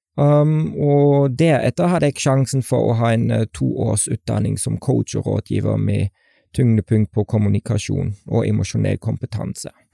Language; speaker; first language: Norwegian; non-native, fluent; German